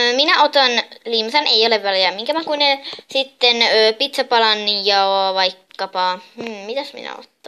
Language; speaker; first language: Finnish; native; Finnish